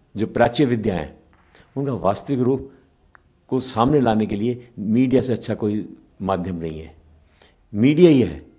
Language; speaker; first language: Hindi; native; Hindi